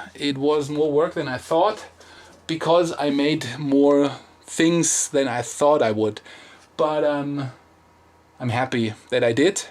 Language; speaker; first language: English; non-native, fluent; German